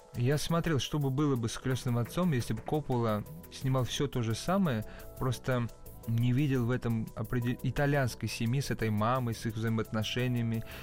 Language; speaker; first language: Russian; early bilingual, other home language; Georgian